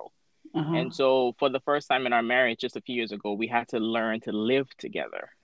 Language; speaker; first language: English; non-native, local second language; Akan